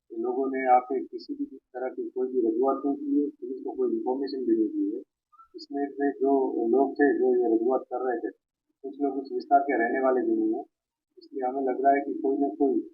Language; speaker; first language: Hindi; non-native, local second language; Gujarati